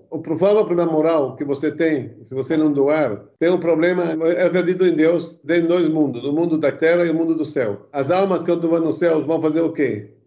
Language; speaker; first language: Portuguese; early bilingual, other home language; Arabic